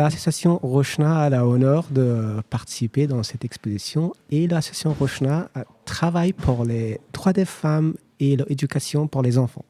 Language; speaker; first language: French; non-native, learner; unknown